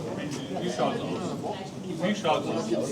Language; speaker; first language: German; native; German